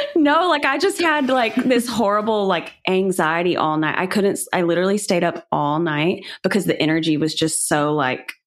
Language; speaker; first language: English; native; English